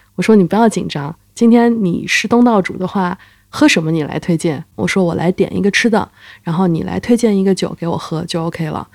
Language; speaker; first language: Chinese; native; Chinese